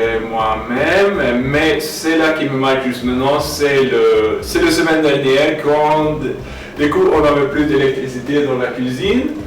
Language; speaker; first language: French; non-native, fluent; Swedish